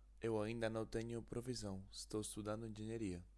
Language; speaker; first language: Portuguese; non-native, learner; Spanish